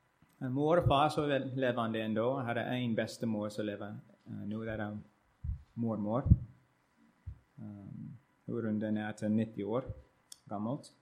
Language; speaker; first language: Norwegian; non-native, learner; English